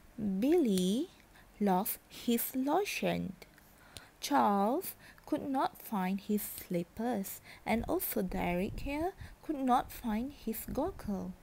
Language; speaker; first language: English; non-native, local second language; Malay